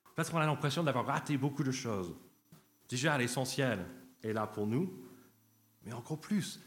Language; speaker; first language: French; non-native, fluent; English